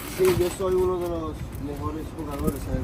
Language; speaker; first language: Spanish; native; Spanish